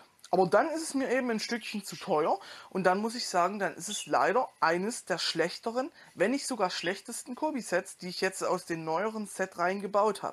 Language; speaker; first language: German; native; German